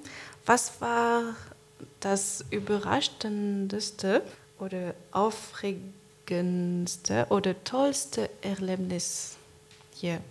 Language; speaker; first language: German; non-native, learner; French